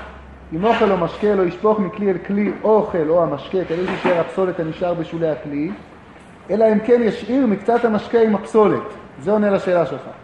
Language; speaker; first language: Hebrew; native; Hebrew